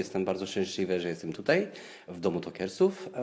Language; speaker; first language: Polish; non-native, fluent; Romanian